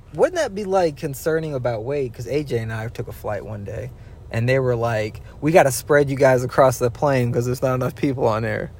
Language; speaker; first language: English; native; English